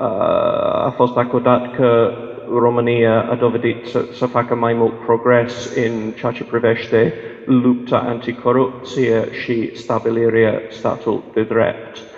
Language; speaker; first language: Romanian; non-native, fluent; English